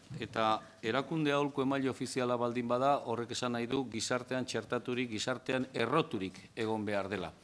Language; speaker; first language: Basque; native; Basque